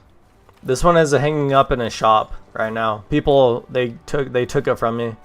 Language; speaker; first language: English; native; English